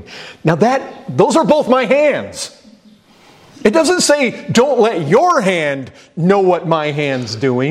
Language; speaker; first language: English; native; English